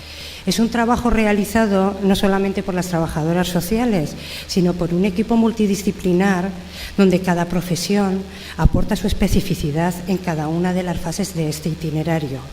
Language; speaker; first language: Spanish; native; Spanish